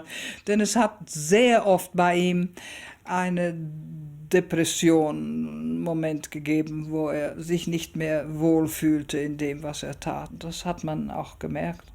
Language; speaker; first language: German; early bilingual, heritage; German